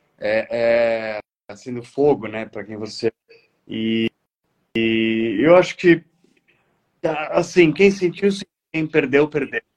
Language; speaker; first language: Portuguese; native; Portuguese